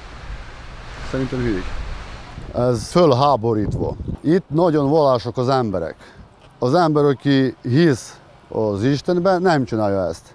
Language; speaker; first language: Hungarian; non-native, local second language; Ukrainian